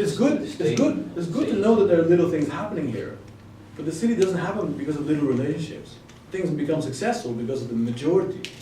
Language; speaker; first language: English; non-native, fluent; Dutch